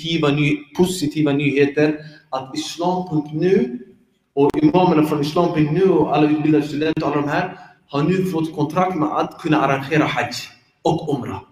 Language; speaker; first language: Swedish; early bilingual, other home language; Arabic